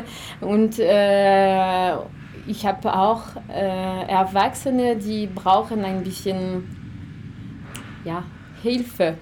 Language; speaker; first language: German; non-native, fluent; French